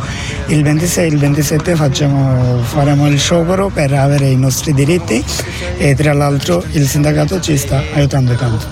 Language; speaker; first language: Italian; non-native, learner; Bangla